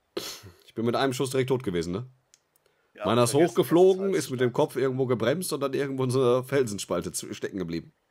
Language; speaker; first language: German; native; German